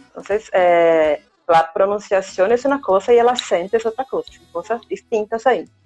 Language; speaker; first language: Spanish; non-native, fluent; Portuguese